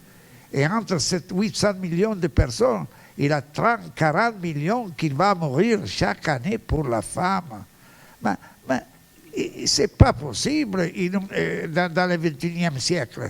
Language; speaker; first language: French; non-native, fluent; Italian